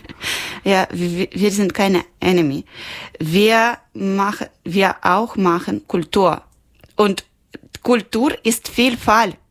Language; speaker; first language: German; non-native, local second language; Ukrainian